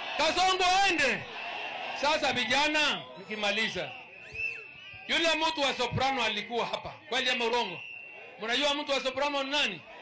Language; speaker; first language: Swahili; non-native, local second language; Meru